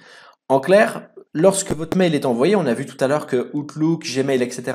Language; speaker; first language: French; native; French